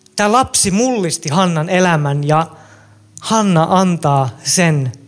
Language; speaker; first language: Finnish; native; Finnish